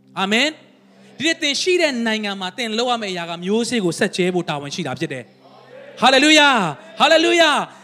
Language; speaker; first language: Burmese; non-native, local second language; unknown